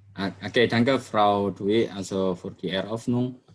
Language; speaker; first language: German; non-native, learner; Indonesian